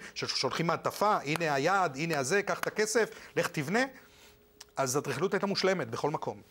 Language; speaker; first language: Hebrew; non-native, fluent; Spanish